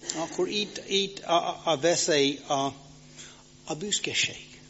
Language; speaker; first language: Hungarian; non-native, fluent; English